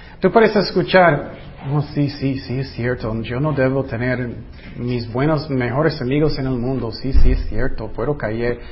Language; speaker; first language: Spanish; non-native, fluent; English